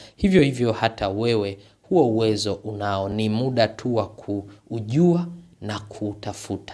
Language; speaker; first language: Swahili; native; Swahili